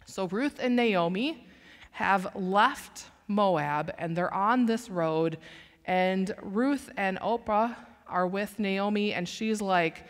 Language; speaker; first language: English; native; English